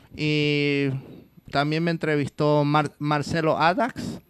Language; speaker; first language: Spanish; early bilingual, heritage; English